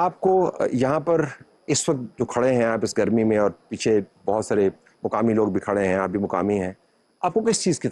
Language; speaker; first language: Urdu; native; Urdu